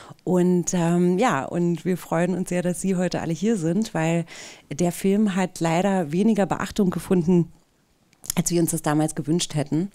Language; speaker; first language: German; native; German